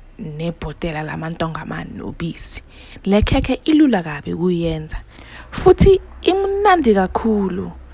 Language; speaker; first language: Zulu; non-native, local second language; Southern Sotho